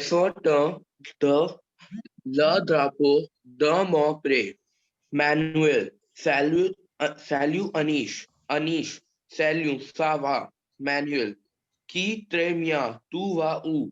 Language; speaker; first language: French; non-native, learner; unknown